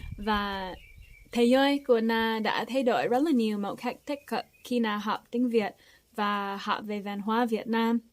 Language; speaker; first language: Vietnamese; non-native, fluent; English